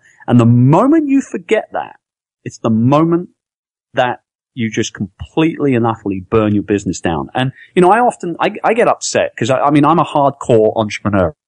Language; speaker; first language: English; native; English